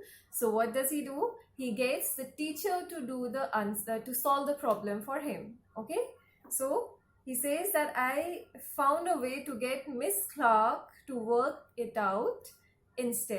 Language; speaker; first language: English; non-native, local second language; Hindi